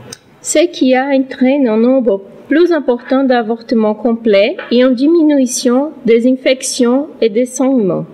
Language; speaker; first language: French; non-native, learner; Portuguese